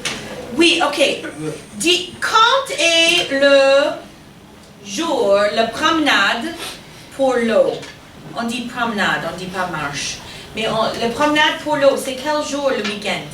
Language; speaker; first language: French; non-native, fluent; English